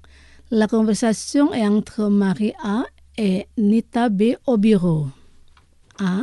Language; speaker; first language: French; non-native, fluent; Indonesian